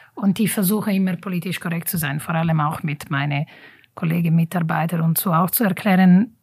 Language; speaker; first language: German; non-native, fluent; Italian